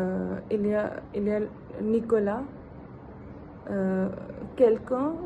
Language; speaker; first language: French; non-native, learner; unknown